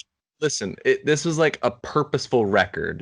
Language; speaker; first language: English; native; English